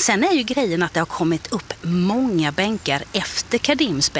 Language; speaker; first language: Swedish; native; Swedish